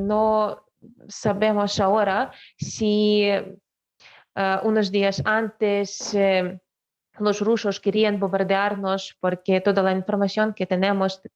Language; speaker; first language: Spanish; non-native, fluent; Ukrainian